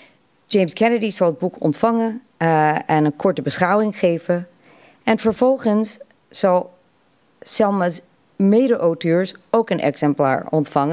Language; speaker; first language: Dutch; non-native, fluent; English